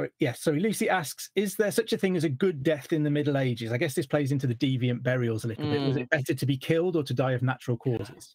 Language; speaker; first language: English; native; English